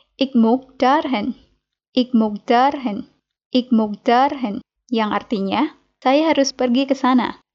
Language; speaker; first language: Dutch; non-native, learner; Indonesian